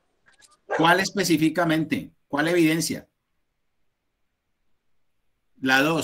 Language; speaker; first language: Spanish; native; Spanish